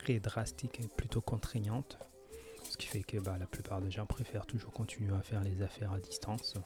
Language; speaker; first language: French; native; French